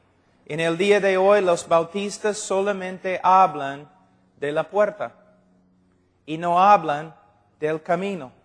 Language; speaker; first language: Spanish; non-native, fluent; English